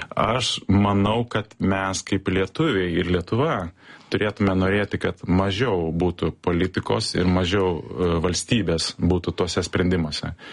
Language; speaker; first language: Lithuanian; early bilingual, heritage; Lithuanian